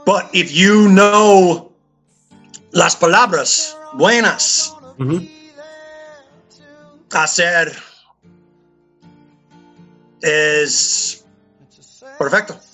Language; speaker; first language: Spanish; non-native, learner; English